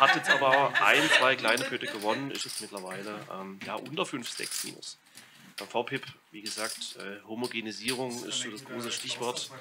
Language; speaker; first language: German; native; German